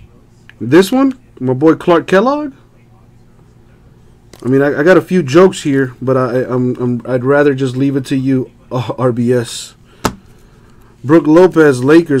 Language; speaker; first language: English; native; English